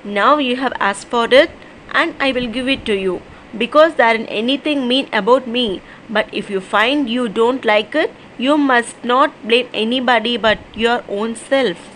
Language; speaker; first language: English; non-native, local second language; Tamil